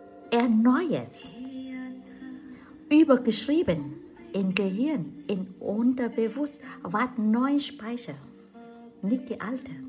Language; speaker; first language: German; non-native, fluent; Vietnamese